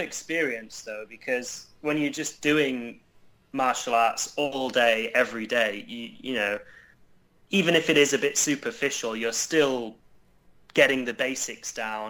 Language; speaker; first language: English; native; English